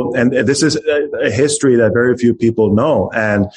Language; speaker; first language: English; native; English